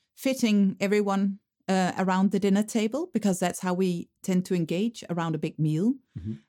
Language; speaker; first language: English; non-native, fluent; Danish